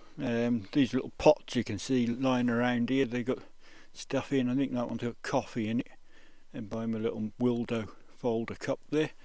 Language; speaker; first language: English; native; English